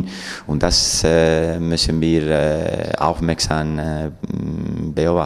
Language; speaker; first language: German; non-native, fluent; Spanish